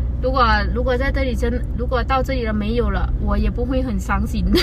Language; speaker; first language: Chinese; non-native, fluent; Lao